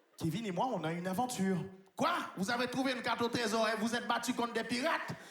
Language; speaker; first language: French; native; French